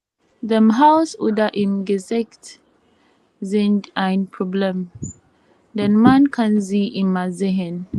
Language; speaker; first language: German; non-native, learner; Filipino